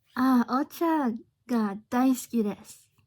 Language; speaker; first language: Japanese; non-native, learner; English